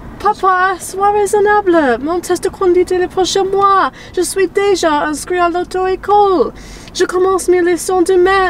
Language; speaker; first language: French; non-native, learner; English